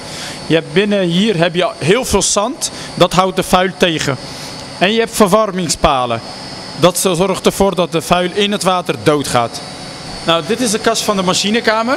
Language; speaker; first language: Dutch; native; Dutch